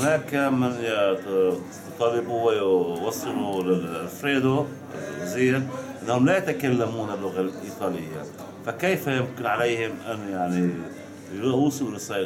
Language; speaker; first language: Arabic; native; Arabic